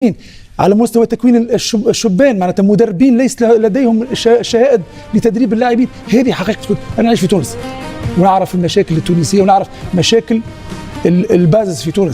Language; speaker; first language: Arabic; native; Arabic